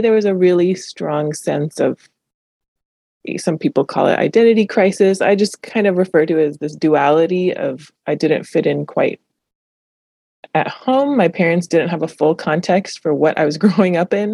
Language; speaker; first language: English; early bilingual, other home language; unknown